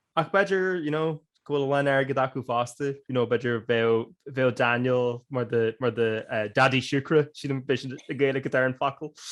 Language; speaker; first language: Irish; native; Irish